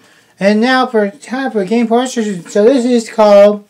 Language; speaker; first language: English; native; English